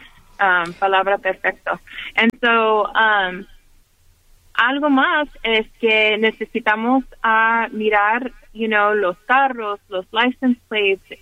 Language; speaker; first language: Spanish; early bilingual, heritage; Spanish